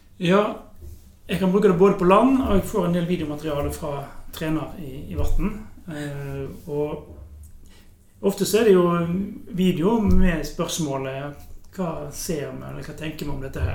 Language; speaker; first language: Norwegian; native; Norwegian